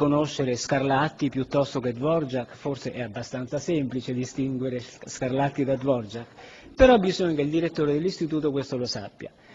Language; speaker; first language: Italian; native; Italian